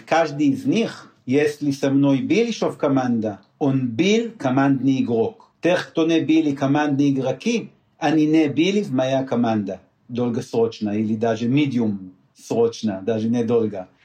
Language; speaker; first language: Russian; non-native, learner; Hebrew